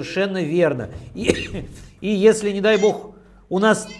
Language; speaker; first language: Russian; native; Russian